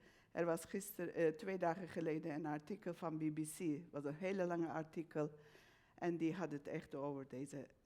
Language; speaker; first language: Dutch; non-native, fluent; Turkish